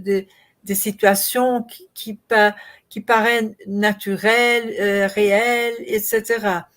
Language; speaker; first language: French; non-native, learner; Portuguese